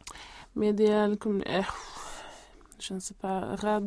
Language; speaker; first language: French; non-native, learner; Swedish